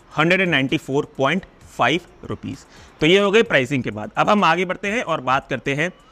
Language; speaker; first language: Hindi; non-native, local second language; Punjabi